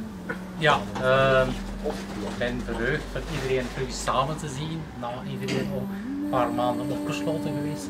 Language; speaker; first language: Dutch; native; Dutch